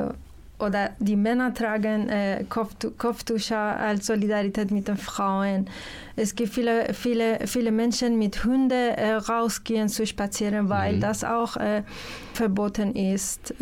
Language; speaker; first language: German; non-native, fluent; Persian